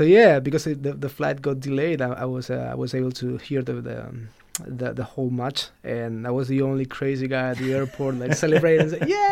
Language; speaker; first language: English; non-native, fluent; Spanish